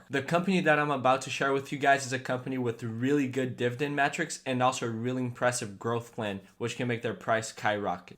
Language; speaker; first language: English; non-native, fluent; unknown